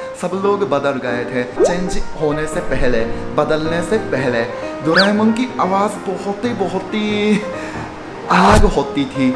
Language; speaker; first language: Hindi; non-native, fluent; Japanese